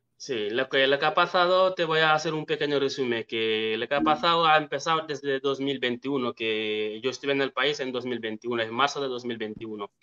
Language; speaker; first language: Spanish; non-native, fluent; Wolof